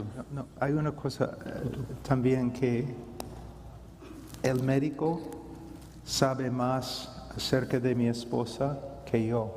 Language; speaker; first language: Spanish; non-native, fluent; English